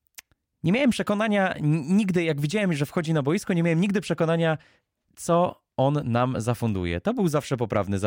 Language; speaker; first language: Polish; native; Polish